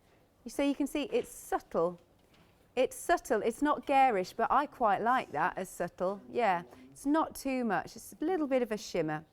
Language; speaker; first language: English; native; English